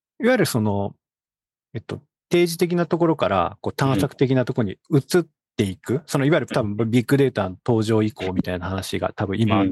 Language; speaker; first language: Japanese; native; Japanese